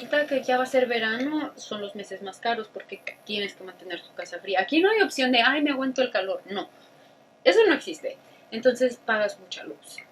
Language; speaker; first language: Spanish; native; Spanish